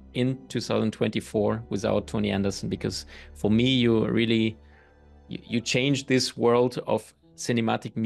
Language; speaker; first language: English; non-native, fluent; German